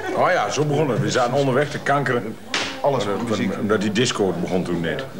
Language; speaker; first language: Dutch; native; Dutch